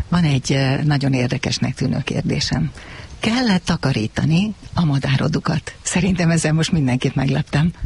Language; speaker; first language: Hungarian; native; Hungarian